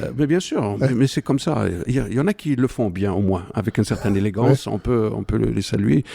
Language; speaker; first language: French; non-native, local second language; Arabic